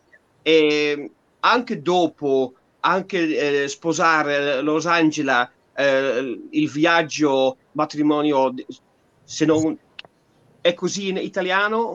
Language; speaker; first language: Italian; non-native, fluent; Dutch